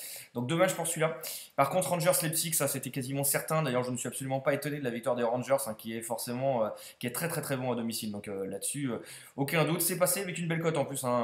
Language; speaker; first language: French; native; French